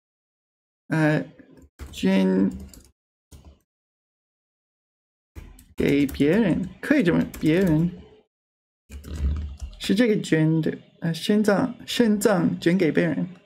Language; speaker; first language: Chinese; non-native, learner; English